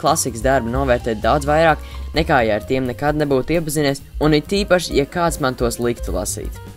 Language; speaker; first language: Latvian; native; Latvian